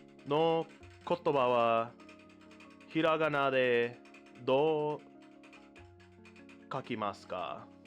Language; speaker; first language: Japanese; non-native, learner; English